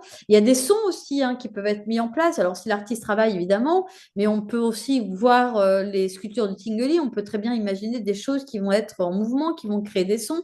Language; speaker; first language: French; native; French